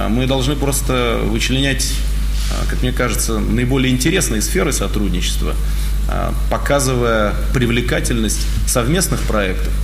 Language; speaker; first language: Russian; native; Russian